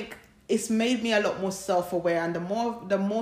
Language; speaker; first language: English; non-native, local second language; Ganda